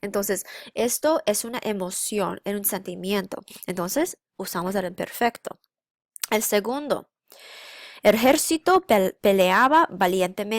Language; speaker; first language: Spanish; non-native, fluent; English